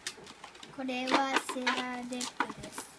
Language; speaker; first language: Japanese; non-native, learner; English